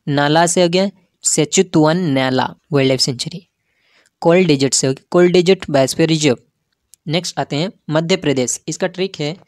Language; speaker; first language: Hindi; non-native, local second language; Odia